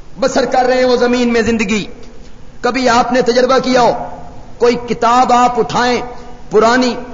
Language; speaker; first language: Urdu; non-native, local second language; Punjabi